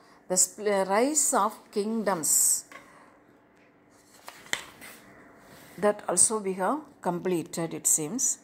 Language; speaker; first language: English; non-native, local second language; Tamil